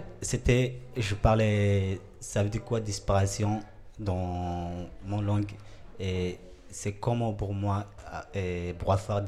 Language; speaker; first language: French; non-native, learner; Somali